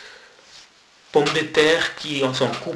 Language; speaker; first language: French; non-native, local second language; German